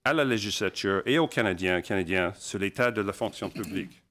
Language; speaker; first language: French; non-native, local second language; English